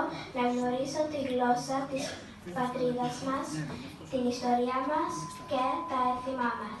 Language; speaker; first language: Greek; early bilingual, heritage; Greek